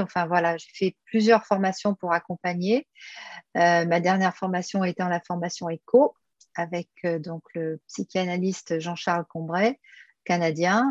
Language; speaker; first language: French; native; French